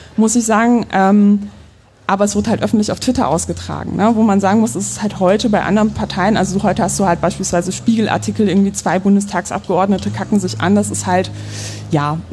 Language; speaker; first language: German; early bilingual, other home language; Polish